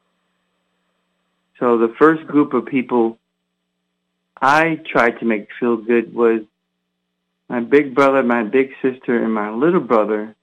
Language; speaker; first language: English; early bilingual, other home language; Haitian Creole